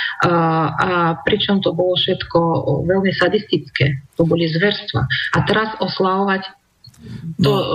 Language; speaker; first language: Slovak; non-native, fluent; Russian